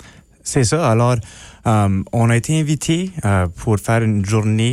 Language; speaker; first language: French; non-native, local second language; English